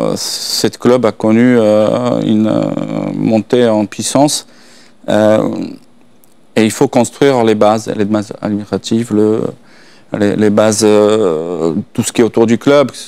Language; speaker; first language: French; non-native, fluent; Slovak